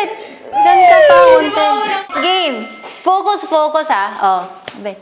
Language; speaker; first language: Filipino; non-native, fluent; Korean